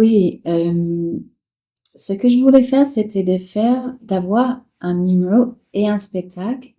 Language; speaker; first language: French; non-native, fluent; English